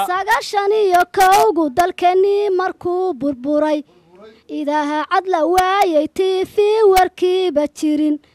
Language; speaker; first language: Somali; native; Somali